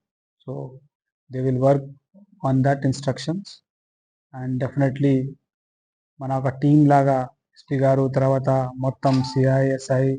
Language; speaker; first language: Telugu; non-native, fluent; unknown